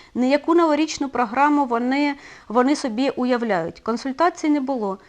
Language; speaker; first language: Ukrainian; non-native, local second language; Russian